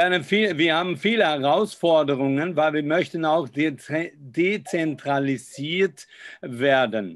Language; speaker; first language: German; non-native, fluent; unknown